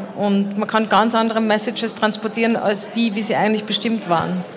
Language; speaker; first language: German; native; German